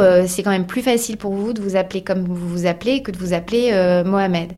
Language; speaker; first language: French; native; French